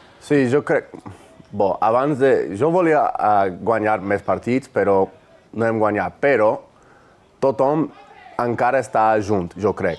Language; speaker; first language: Catalan; non-native, learner; English